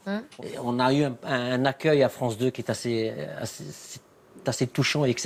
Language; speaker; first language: French; native; French